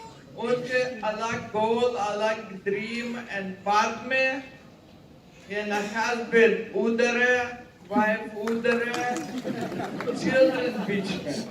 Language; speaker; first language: Hindi; non-native, learner; Ukrainian